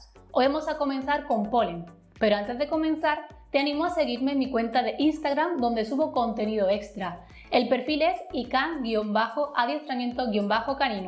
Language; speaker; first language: Spanish; native; Spanish